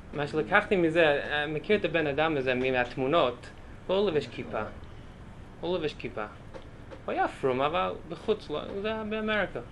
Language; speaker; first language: Hebrew; native; Hebrew